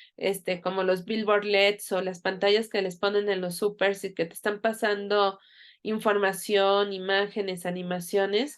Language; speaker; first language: Spanish; native; Spanish